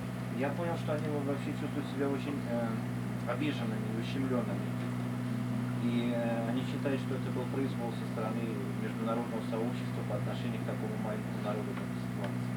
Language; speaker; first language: Russian; native; Russian